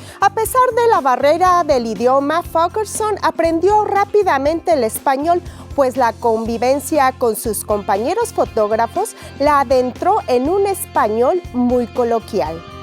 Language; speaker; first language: Spanish; native; Spanish